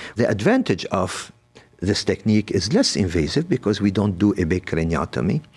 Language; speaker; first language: English; non-native, fluent; Arabic